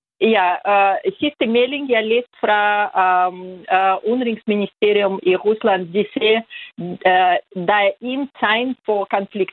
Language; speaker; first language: Danish; non-native, fluent; Russian